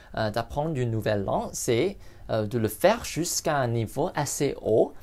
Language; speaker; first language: English; non-native, local second language; Cantonese